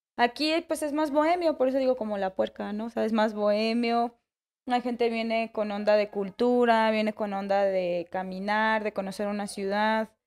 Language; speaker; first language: Spanish; native; Spanish